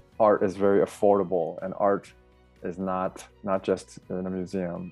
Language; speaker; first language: English; early bilingual, other home language; Chinese